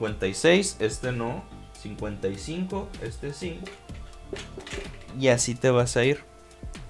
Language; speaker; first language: Spanish; native; Spanish